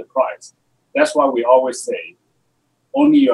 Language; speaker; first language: English; non-native, local second language; Cantonese